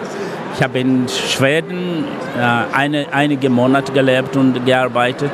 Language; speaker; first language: German; non-native, fluent; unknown